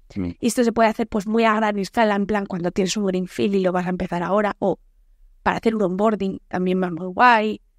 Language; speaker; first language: Spanish; native; Spanish